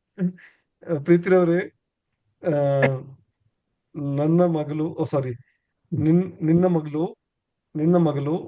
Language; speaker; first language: Kannada; non-native, learner; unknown